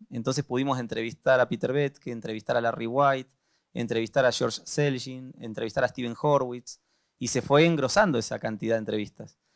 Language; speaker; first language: Spanish; native; Spanish